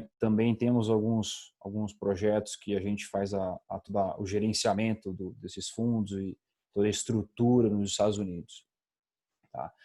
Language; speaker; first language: Portuguese; native; Portuguese